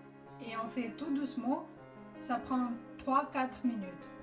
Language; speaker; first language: French; non-native, fluent; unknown